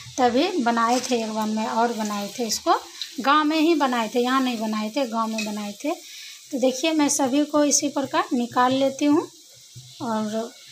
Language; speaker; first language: Hindi; native; Hindi